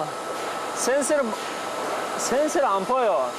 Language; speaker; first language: Korean; non-native, learner; Uzbek